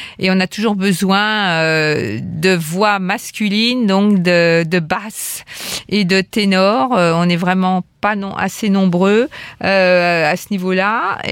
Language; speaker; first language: French; native; French